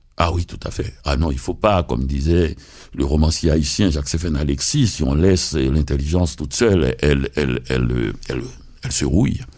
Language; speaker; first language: French; non-native, local second language; Haitian Creole